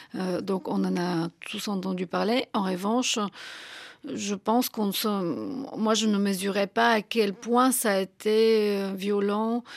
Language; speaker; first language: French; non-native, fluent; Bulgarian